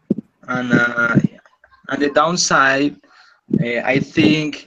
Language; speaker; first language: English; non-native, learner; Spanish